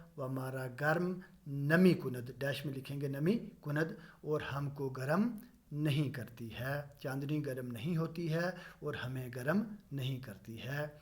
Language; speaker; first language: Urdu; non-native, local second language; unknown